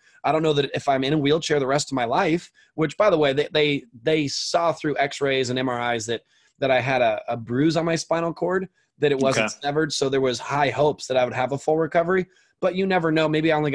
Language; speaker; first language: English; native; English